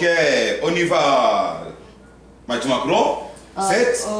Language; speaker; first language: French; non-native, fluent; Korean